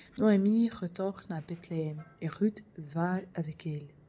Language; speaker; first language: French; non-native, learner; English